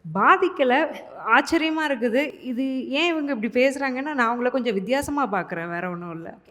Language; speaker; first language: Tamil; native; Tamil